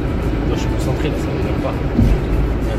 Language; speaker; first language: French; native; French